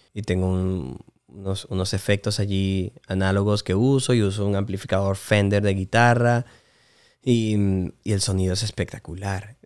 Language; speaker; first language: Spanish; native; Spanish